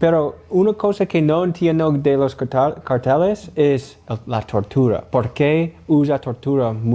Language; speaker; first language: Spanish; non-native, learner; English